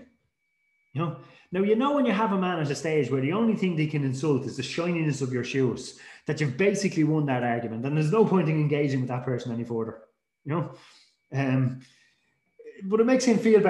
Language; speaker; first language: English; native; English